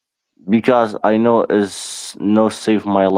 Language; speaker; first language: English; non-native, learner; Persian